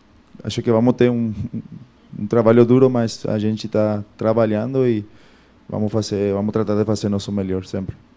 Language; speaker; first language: Portuguese; non-native, fluent; Spanish